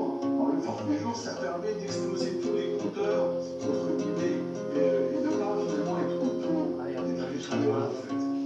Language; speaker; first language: French; native; French